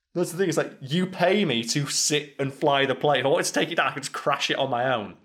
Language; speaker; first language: English; native; English